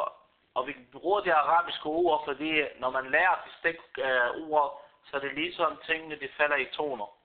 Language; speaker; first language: Danish; non-native, fluent; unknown